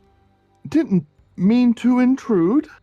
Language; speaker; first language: English; native; English